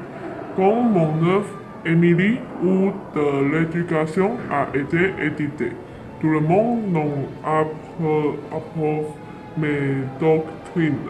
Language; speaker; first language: French; non-native, learner; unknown